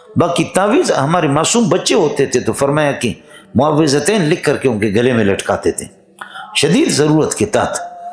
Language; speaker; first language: Urdu; non-native, local second language; Brahui